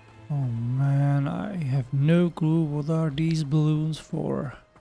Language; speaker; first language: English; non-native, fluent; Czech